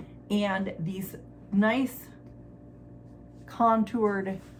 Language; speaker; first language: English; native; English